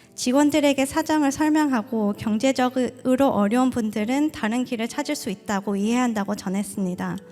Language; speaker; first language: Korean; early bilingual, heritage; Korean